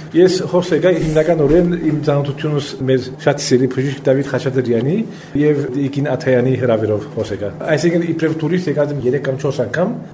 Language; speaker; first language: Armenian; early bilingual, heritage; Armenian